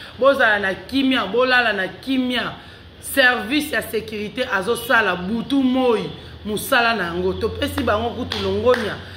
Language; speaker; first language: Lingala; non-native, local second language; Kongo